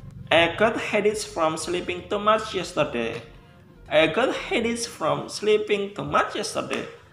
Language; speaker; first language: English; non-native, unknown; Indonesian